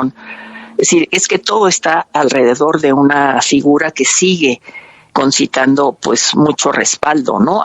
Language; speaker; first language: Spanish; native; Spanish